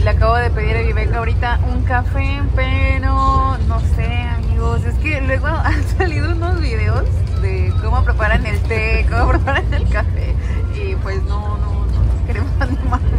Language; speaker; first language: Spanish; native; Spanish